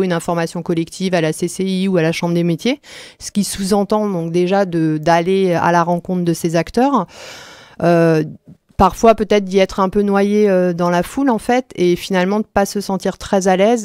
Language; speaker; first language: French; native; French